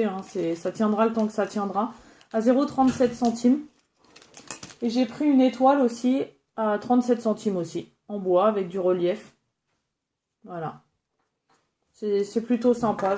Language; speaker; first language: French; native; French